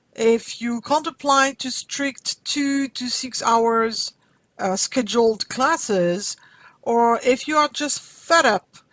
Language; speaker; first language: English; non-native, fluent; French